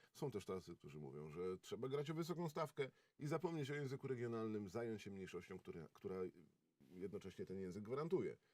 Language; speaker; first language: Polish; native; Polish